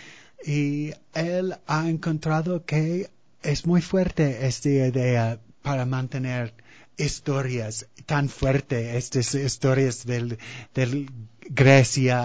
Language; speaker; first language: Spanish; non-native, fluent; English